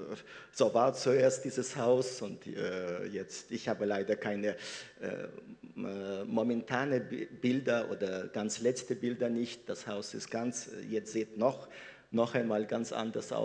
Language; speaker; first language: German; non-native, fluent; Russian